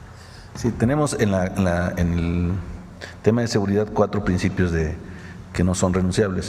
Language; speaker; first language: Spanish; native; Spanish